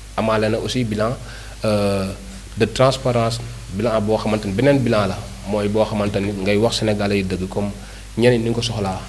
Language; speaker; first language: Wolof; native; Wolof